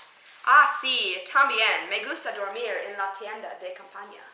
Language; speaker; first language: Spanish; non-native, learner; English